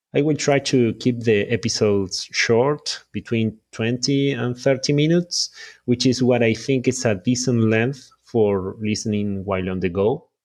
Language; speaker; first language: English; non-native, fluent; Spanish